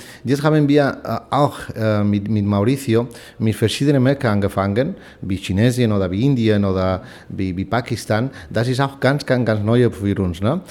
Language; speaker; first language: German; non-native, fluent; Spanish